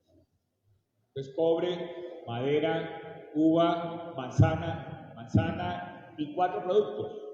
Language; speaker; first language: Spanish; native; Spanish